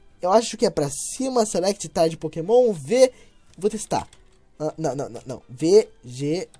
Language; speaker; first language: Portuguese; native; Portuguese